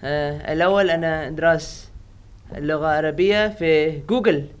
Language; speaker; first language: Arabic; non-native, learner; Indonesian